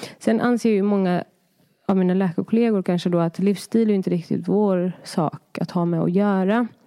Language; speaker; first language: Swedish; early bilingual, other home language; Persian